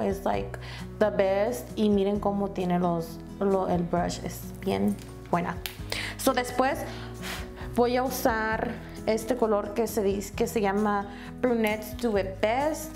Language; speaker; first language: Spanish; early bilingual, heritage; Spanish